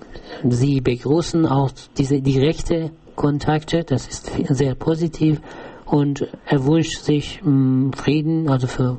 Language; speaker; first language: German; non-native, fluent; Persian